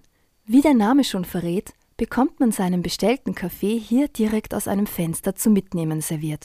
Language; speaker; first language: German; native; German